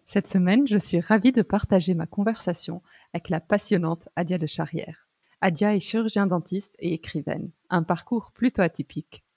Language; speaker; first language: French; early bilingual, other home language; Arabic